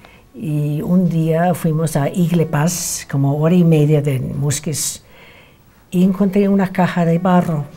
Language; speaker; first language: Spanish; non-native, fluent; English